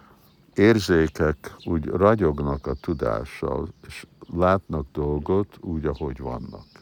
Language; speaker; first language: Hungarian; early bilingual, heritage; Hungarian